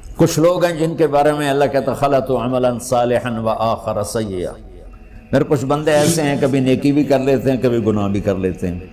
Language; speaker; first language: Urdu; non-native, local second language; Punjabi